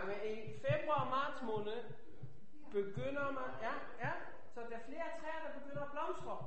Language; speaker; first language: Danish; non-native, fluent; Hebrew